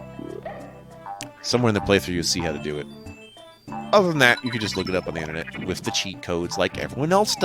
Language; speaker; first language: English; native; English